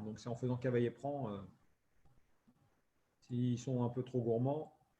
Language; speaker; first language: French; native; French